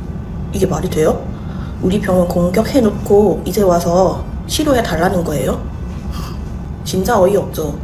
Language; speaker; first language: Korean; non-native, fluent; Thai